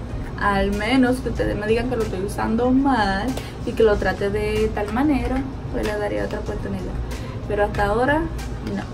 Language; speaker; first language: Spanish; early bilingual, heritage; Spanish